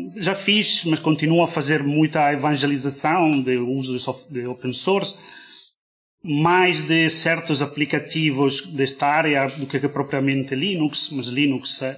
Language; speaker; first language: Portuguese; non-native, fluent; Italian